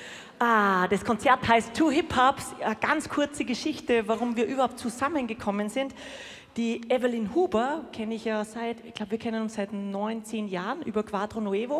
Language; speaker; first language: German; native; German